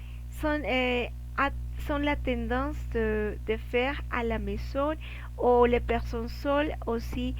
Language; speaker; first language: French; non-native, learner; Spanish